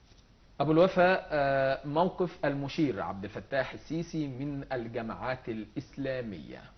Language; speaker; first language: Arabic; native; Arabic